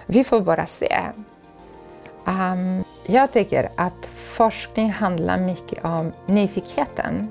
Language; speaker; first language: Swedish; non-native, fluent; Polish